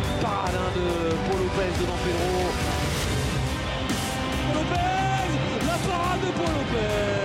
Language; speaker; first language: French; native; French